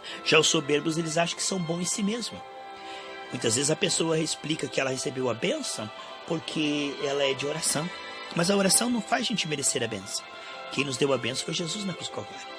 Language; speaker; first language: Portuguese; native; Portuguese